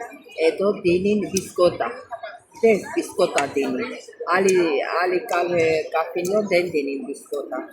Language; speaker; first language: Greek; non-native, learner; Armenian